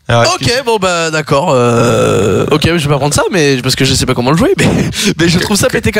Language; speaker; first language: French; native; French